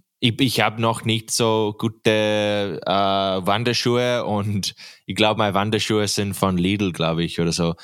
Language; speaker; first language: German; non-native, learner; English